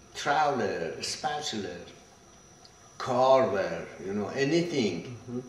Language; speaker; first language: English; non-native, fluent; Persian